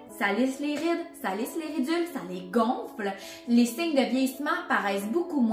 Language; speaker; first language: French; native; French